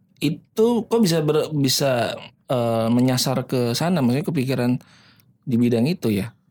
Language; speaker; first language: Indonesian; native; Indonesian